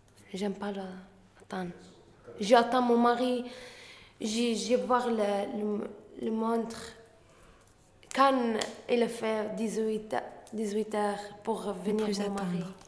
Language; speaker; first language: French; non-native, learner; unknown